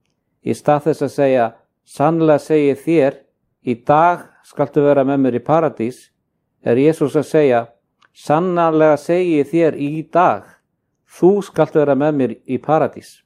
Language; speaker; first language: Icelandic; native; Icelandic